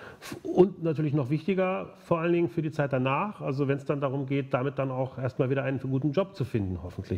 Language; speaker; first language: German; native; German